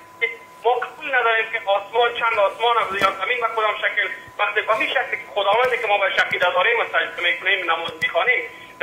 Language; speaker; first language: Persian; native; Persian